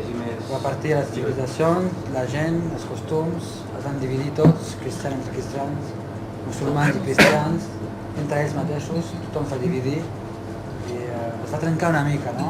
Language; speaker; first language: Catalan; non-native, fluent; Arabic